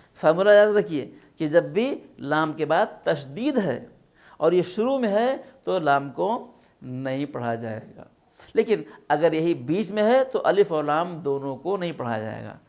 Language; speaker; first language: Urdu; native; Urdu